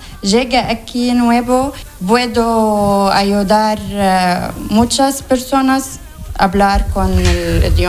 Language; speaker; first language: Spanish; non-native, learner; Arabic